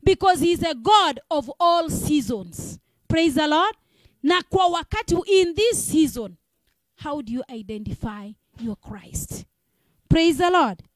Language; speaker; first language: English; non-native, local second language; Swahili